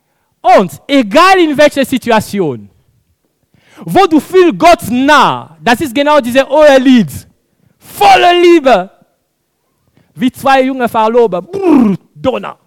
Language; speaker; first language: German; non-native, fluent; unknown